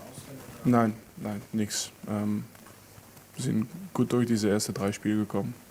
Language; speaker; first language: German; non-native, fluent; French